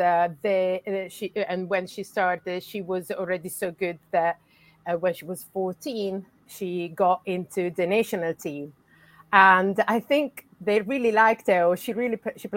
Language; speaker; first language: English; non-native, fluent; Italian